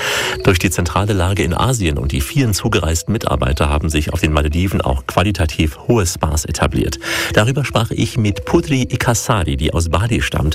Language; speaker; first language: German; native; German